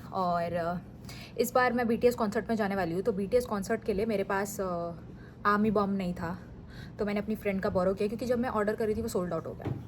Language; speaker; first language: Hindi; native; Hindi